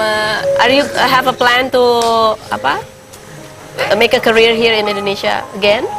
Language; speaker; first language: English; non-native, learner; Indonesian